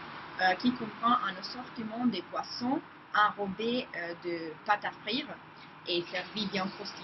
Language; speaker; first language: French; non-native, learner; Italian